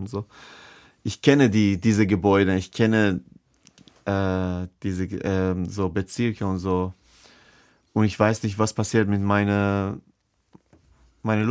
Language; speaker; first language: German; non-native, fluent; Persian